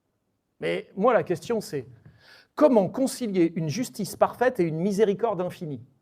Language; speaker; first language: French; native; French